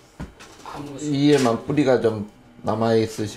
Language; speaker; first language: Korean; native; Korean